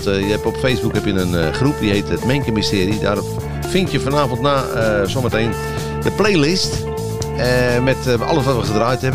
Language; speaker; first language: Dutch; native; Dutch